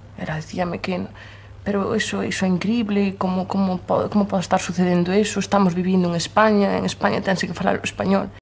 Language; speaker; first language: Galician; native; Galician